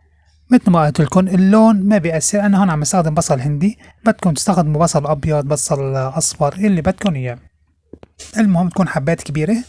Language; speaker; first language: Arabic; native; Arabic